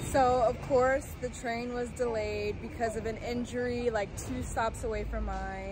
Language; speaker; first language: English; native; English